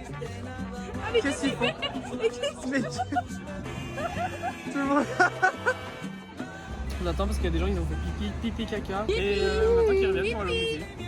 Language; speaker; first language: French; native; French